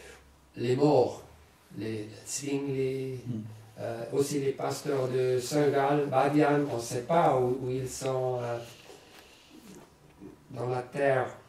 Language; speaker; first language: French; non-native, learner; German